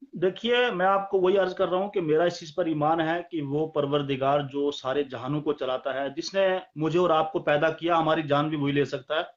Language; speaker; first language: Urdu; non-native, local second language; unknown